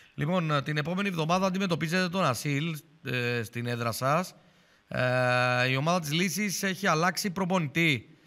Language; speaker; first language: Greek; native; Greek